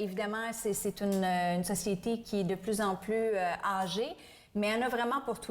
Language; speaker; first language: French; native; French